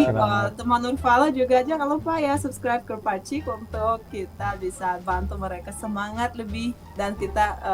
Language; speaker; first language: Indonesian; non-native, fluent; Russian